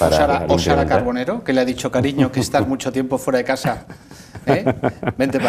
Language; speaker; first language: Spanish; native; Spanish